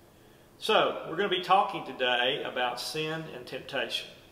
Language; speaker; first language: English; native; English